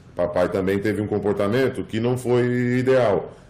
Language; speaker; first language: Portuguese; early bilingual, other home language; English